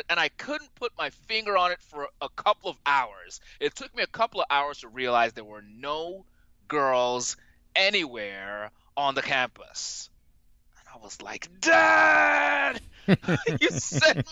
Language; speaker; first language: English; non-native, local second language; Yoruba